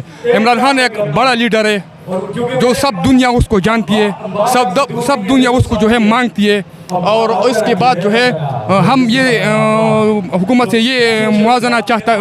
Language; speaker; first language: Hindi; non-native, local second language; Pashto